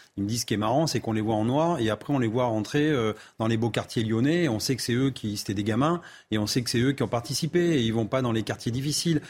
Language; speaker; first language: French; native; French